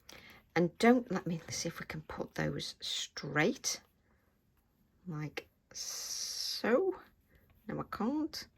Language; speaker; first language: English; native; English